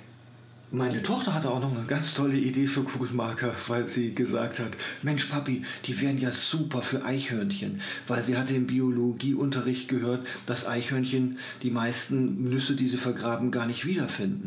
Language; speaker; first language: German; native; German